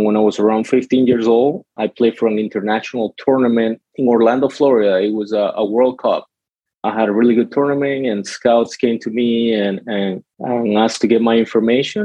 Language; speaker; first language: English; non-native, fluent; Spanish